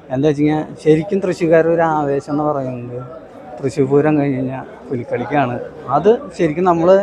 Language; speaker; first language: Malayalam; native; Malayalam